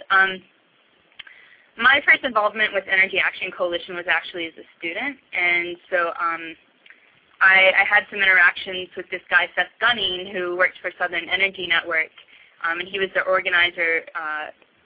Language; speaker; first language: English; native; English